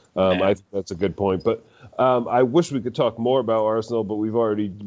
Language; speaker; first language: English; native; English